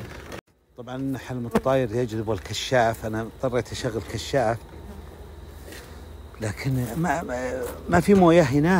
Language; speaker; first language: Arabic; native; Arabic